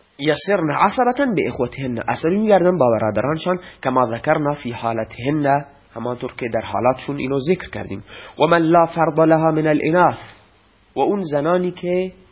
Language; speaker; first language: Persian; non-native, local second language; Baluchi